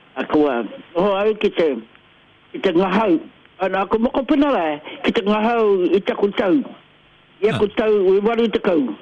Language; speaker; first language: Māori; native; Māori